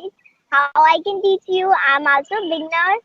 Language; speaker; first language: English; non-native, learner; Hindi